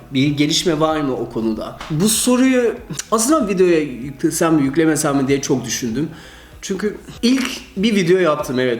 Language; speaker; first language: Turkish; early bilingual, heritage; Turkish